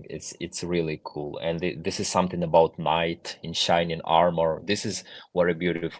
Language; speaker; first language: English; non-native, fluent; Ukrainian